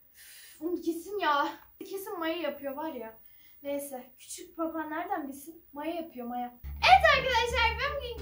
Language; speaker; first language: Turkish; native; Turkish